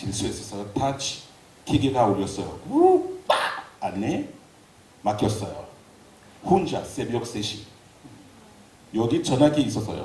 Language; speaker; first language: Korean; non-native, learner; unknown